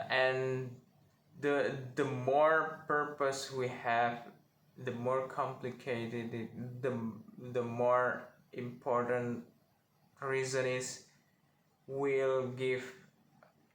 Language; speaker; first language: English; non-native, learner; Indonesian